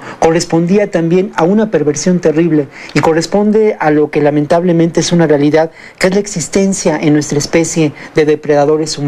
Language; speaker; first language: Spanish; native; Spanish